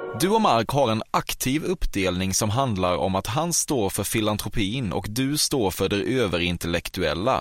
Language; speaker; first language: Swedish; native; Swedish